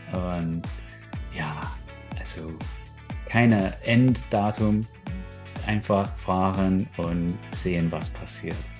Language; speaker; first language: German; non-native, fluent; English